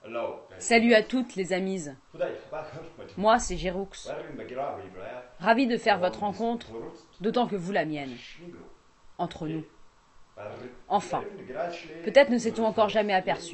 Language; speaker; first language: French; native; French